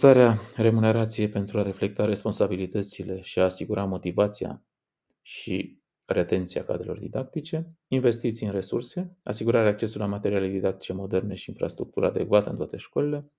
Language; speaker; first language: Romanian; native; Romanian